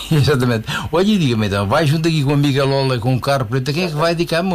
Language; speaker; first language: Portuguese; native; Portuguese